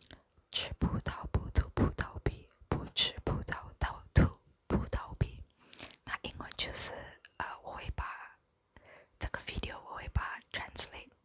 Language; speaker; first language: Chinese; non-native, local second language; English